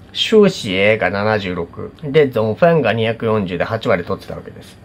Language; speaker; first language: Japanese; native; Japanese